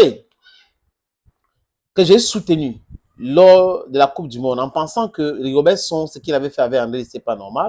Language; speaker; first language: French; non-native, local second language; English